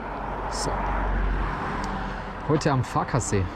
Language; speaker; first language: German; native; German